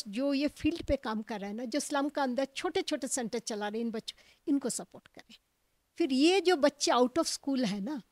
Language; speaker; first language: Hindi; non-native, local second language; Bangla